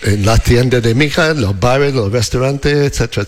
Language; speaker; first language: Spanish; non-native, learner; English